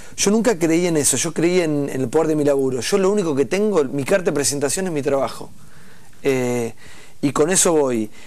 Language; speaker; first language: Spanish; native; Spanish